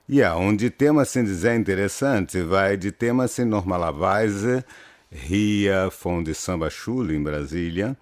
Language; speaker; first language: German; non-native, fluent; Portuguese